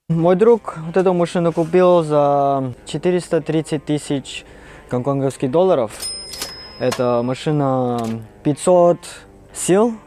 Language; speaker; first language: Russian; non-native, fluent; Cantonese